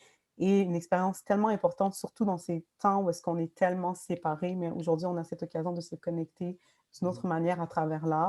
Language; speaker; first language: French; native; French